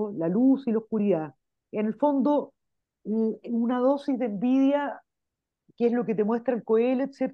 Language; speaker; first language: Spanish; native; Spanish